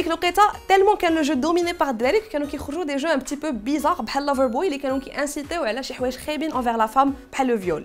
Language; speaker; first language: French; non-native, local second language; Arabic